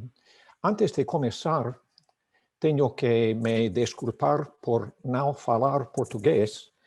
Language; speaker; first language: Portuguese; non-native, learner; English